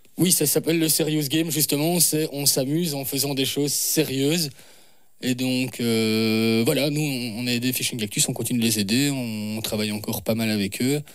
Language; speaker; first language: French; native; French